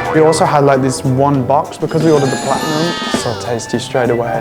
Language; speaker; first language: English; native; English